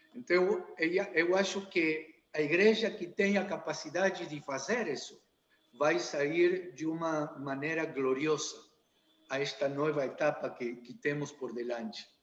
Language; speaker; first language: Portuguese; non-native, learner; Spanish